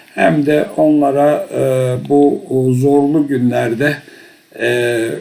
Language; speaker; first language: Turkish; early bilingual, heritage; Turkish